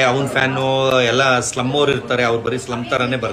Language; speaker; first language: Kannada; native; Kannada